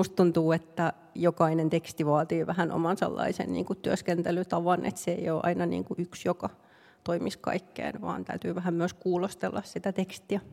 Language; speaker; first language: Finnish; native; Finnish